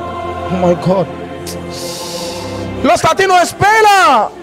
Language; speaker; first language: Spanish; non-native, learner; Haitian Creole